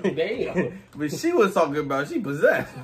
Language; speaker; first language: English; native; English